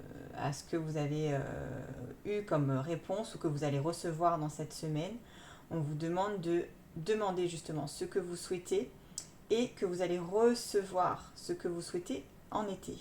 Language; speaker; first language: French; native; French